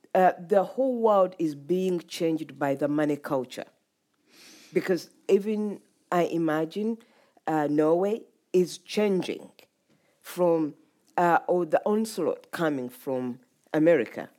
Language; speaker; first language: English; non-native, local second language; Ganda